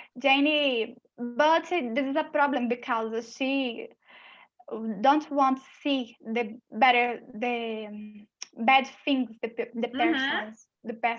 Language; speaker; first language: English; non-native, learner; Portuguese